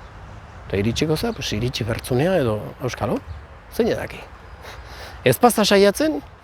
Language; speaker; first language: Basque; native; Basque